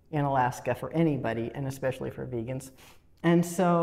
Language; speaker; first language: English; native; English